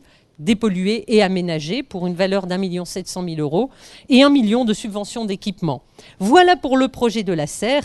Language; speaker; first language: French; native; French